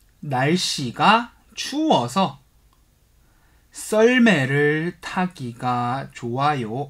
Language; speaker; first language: Korean; non-native, fluent; Chinese